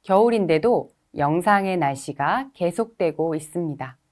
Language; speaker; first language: Korean; native; Korean